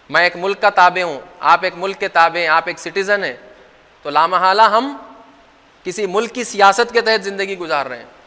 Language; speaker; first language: Urdu; native; Urdu